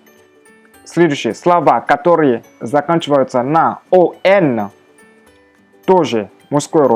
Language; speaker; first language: Russian; non-native, fluent; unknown